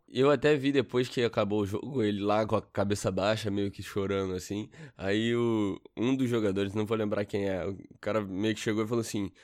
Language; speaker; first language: Portuguese; native; Portuguese